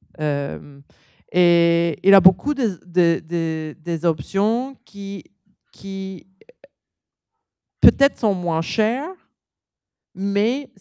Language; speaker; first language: French; non-native, learner; English